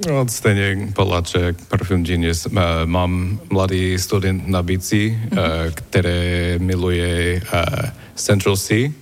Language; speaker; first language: Slovak; non-native, learner; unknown